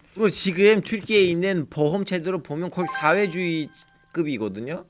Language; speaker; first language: Korean; non-native, fluent; Turkish